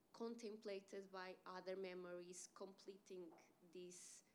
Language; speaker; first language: English; non-native, fluent; Portuguese